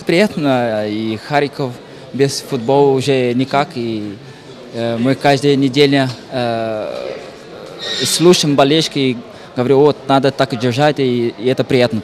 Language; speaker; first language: Russian; non-native, fluent; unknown